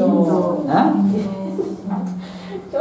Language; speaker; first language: Japanese; native; Japanese